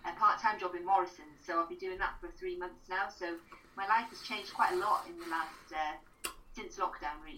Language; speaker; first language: English; native; English